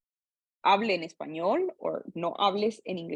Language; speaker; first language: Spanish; non-native, fluent; English